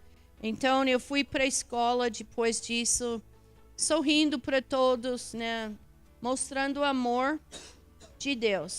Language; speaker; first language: Portuguese; non-native, fluent; English